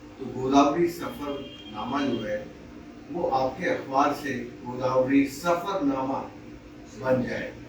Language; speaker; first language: Hindi; native; Hindi